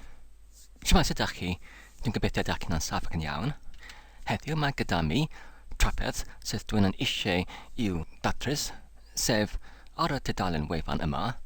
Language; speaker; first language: Welsh; non-native, learner; English